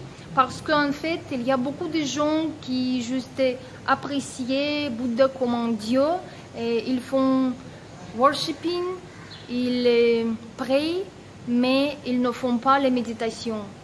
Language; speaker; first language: French; non-native, fluent; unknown